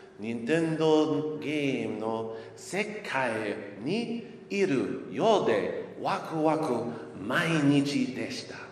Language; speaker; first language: Japanese; non-native, learner; English